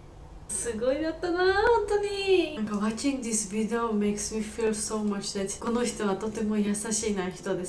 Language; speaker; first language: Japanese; non-native, learner; Georgian